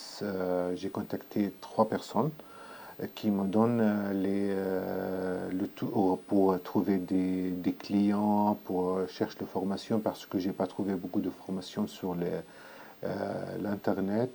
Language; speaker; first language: French; non-native, learner; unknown